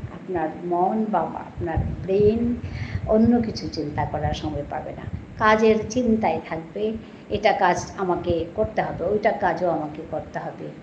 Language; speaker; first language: Bangla; non-native, local second language; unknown